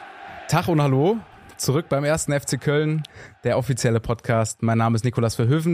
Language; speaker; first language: German; native; German